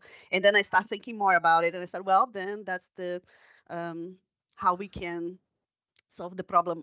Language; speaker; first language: English; non-native, fluent; Portuguese